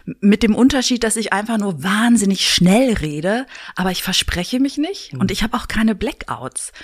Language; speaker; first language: German; early bilingual, other home language; Greek